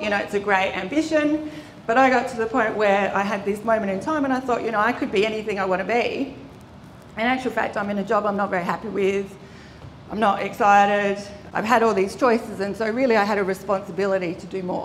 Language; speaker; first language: English; native; English